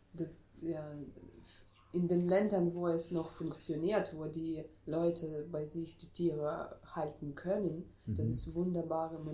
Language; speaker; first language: German; non-native, fluent; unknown